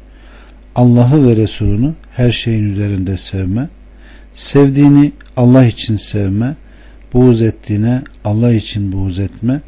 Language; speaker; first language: Turkish; native; Turkish